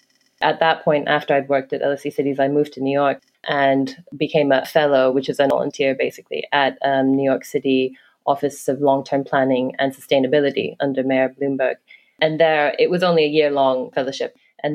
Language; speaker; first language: English; non-native, local second language; Cantonese